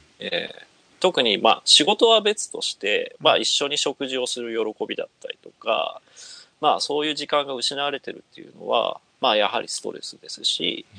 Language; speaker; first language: Japanese; native; Japanese